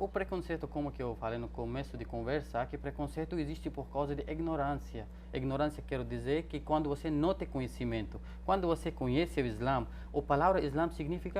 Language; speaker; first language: Portuguese; non-native, fluent; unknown